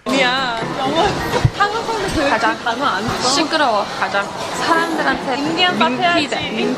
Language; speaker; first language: Korean; early bilingual, heritage; English